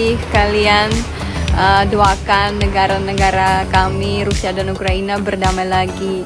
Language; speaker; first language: Indonesian; non-native, learner; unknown